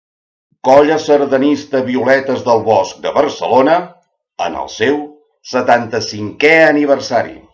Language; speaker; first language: Catalan; native; Catalan